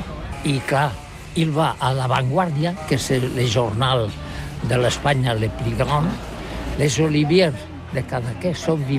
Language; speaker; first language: French; non-native, learner; Catalan